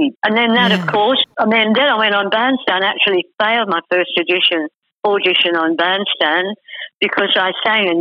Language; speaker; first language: English; native; English